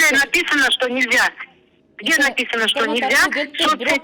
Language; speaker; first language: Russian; non-native, local second language; Kyrgyz